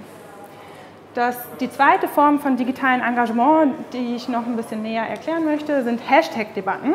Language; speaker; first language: German; native; German